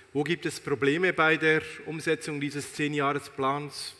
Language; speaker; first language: German; native; German